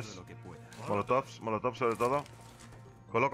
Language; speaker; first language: Spanish; native; Spanish